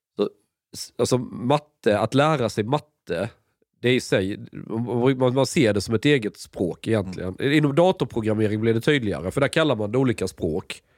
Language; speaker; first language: Swedish; native; Swedish